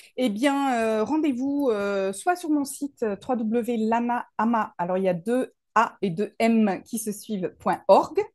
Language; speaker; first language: French; native; French